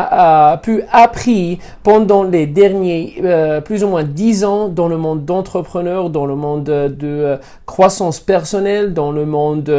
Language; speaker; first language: French; non-native, fluent; Spanish